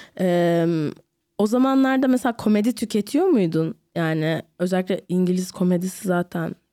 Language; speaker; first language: Turkish; native; Turkish